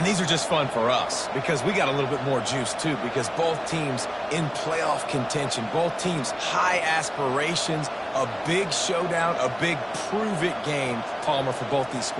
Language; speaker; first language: English; native; English